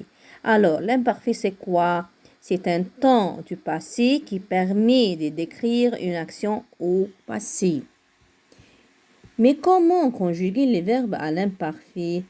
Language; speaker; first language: French; non-native, fluent; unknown